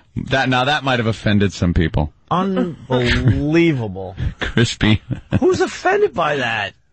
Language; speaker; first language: English; native; English